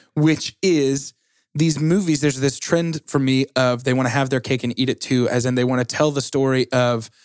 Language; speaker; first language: English; native; English